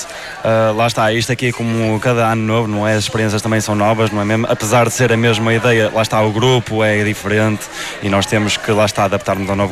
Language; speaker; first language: Portuguese; native; Portuguese